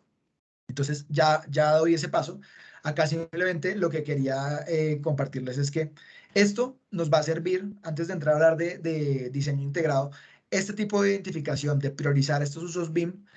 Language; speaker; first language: Spanish; native; Spanish